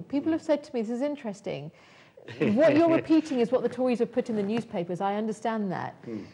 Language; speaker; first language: English; native; English